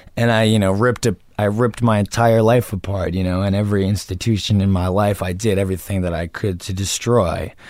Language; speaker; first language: English; native; English